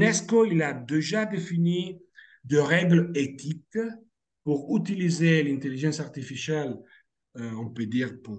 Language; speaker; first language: French; non-native, fluent; Italian